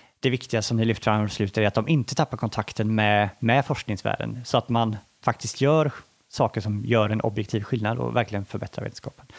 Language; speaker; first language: Swedish; native; Swedish